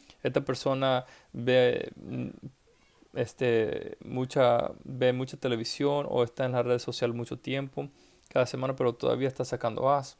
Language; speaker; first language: Spanish; early bilingual, heritage; English